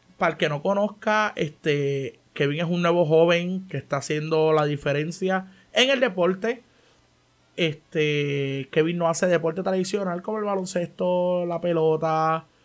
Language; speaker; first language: Spanish; native; Spanish